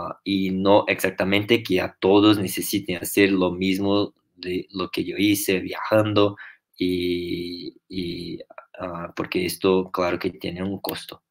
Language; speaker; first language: Spanish; non-native, fluent; Portuguese